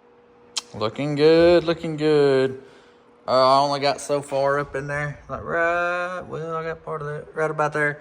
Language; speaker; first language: English; native; English